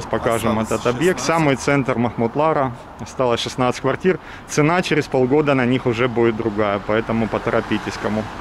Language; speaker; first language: Russian; native; Russian